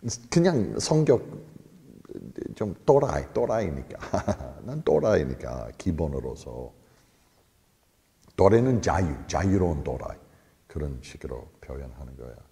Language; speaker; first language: Korean; non-native, fluent; English